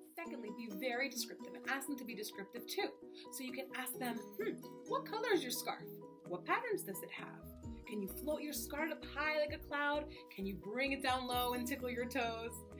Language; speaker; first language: English; native; English